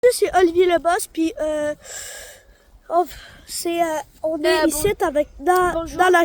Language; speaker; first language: French; native; French